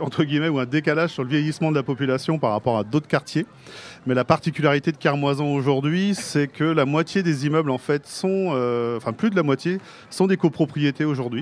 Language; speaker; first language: French; native; French